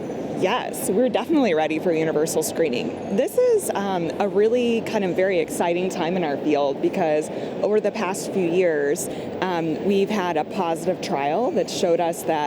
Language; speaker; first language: English; native; English